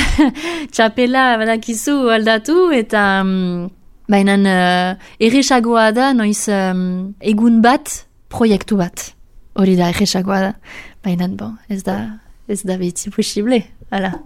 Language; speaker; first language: Basque; non-native, local second language; French